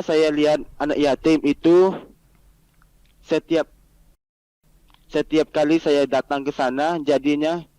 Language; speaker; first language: Indonesian; non-native, learner; Malay